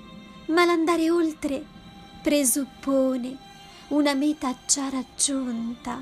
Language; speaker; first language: Italian; native; Italian